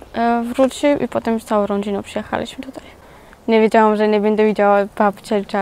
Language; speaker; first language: Polish; early bilingual, other home language; Georgian